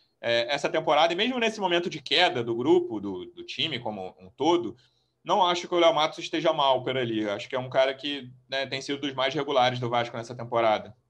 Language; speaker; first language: Portuguese; native; Portuguese